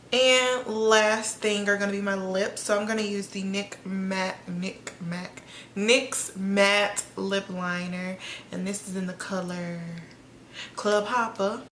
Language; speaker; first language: English; native; English